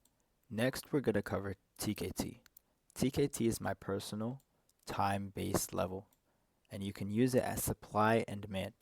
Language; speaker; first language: English; native; English